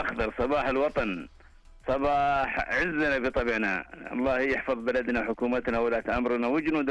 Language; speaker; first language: Arabic; native; Arabic